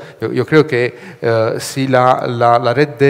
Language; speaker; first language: Spanish; non-native, learner; Italian